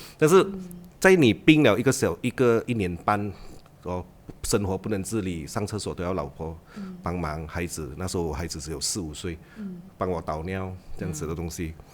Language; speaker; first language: Chinese; native; Chinese